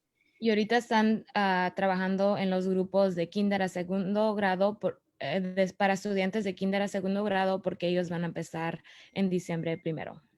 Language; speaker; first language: Spanish; early bilingual, other home language; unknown